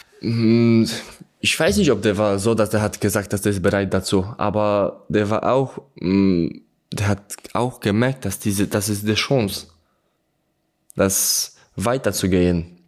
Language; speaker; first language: German; non-native, learner; Polish